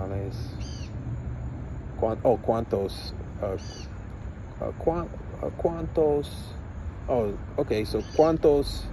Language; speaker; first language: Spanish; non-native, learner; English